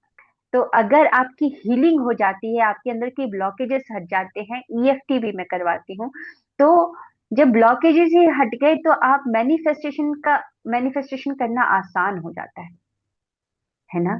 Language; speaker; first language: Hindi; native; Hindi